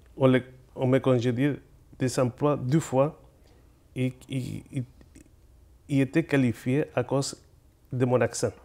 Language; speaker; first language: French; non-native, fluent; Spanish